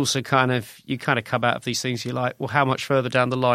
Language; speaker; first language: English; native; English